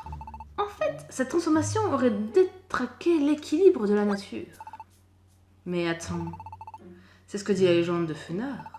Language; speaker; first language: French; native; French